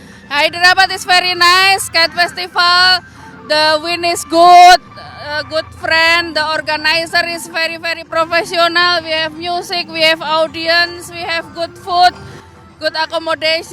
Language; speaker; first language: English; non-native, learner; Polish